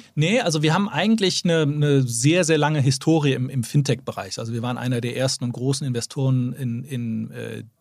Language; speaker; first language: German; native; German